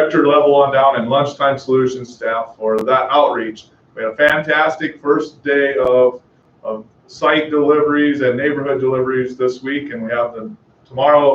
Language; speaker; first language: English; native; English